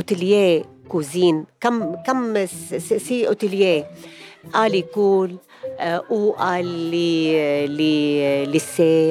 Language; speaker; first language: French; non-native, learner; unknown